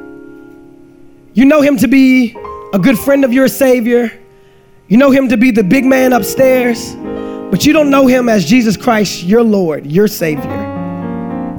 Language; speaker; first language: English; native; English